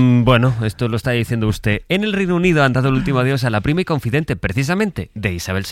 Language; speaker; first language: Spanish; native; Spanish